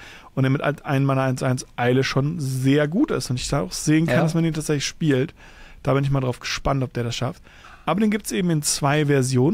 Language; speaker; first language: German; native; German